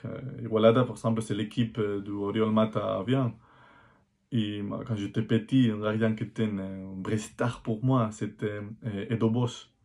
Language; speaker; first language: French; non-native, fluent; Spanish